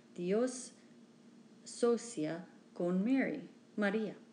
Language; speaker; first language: Spanish; non-native, learner; English